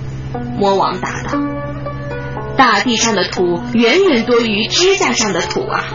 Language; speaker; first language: Chinese; native; Chinese